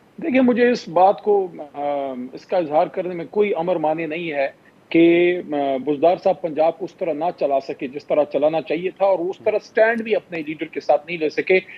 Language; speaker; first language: Urdu; non-native, local second language; Pashto